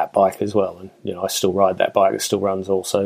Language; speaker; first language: English; native; English